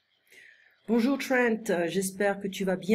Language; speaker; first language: French; non-native, fluent; English